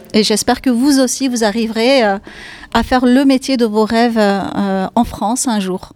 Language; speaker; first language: French; non-native, fluent; Kurdish